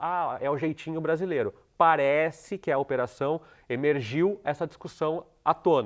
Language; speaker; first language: Portuguese; native; Portuguese